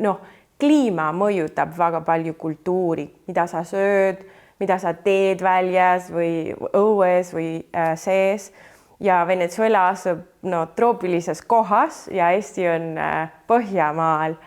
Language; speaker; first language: Estonian; non-native, fluent; Spanish